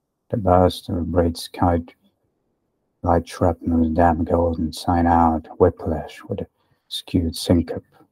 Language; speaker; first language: English; non-native, fluent; Ukrainian